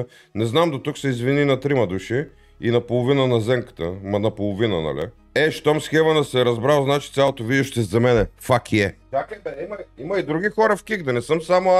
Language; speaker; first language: Bulgarian; native; Bulgarian